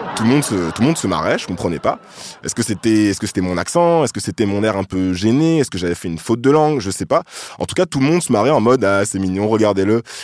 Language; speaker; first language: French; native; French